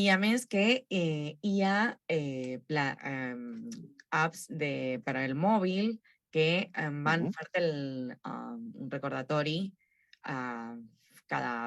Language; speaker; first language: Catalan; non-native, local second language; Spanish